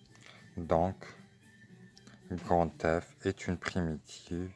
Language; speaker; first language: French; native; French